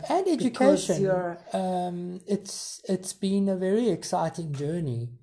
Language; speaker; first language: English; native; English